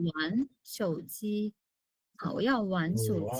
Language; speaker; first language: Chinese; non-native, fluent; Sinhala